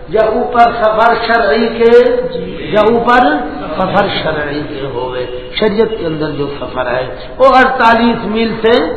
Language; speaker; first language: Urdu; non-native, local second language; Punjabi